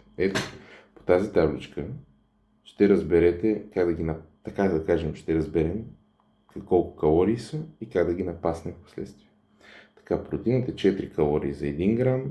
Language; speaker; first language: Bulgarian; native; Bulgarian